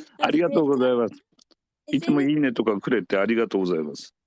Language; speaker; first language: Japanese; native; Japanese